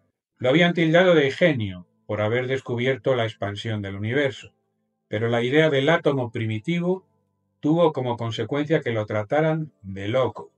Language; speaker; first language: Spanish; native; Spanish